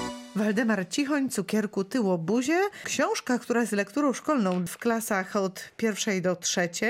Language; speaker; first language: Polish; native; Polish